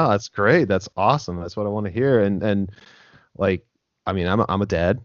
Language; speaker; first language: English; native; English